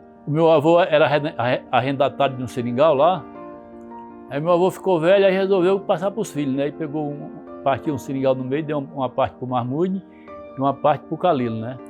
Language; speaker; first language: Portuguese; native; Portuguese